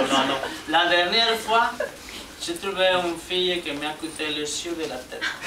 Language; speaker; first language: French; non-native, learner; Portuguese